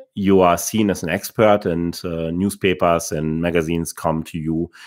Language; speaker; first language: English; non-native, fluent; German